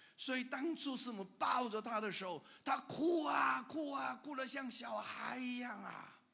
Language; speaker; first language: Chinese; non-native, local second language; Cantonese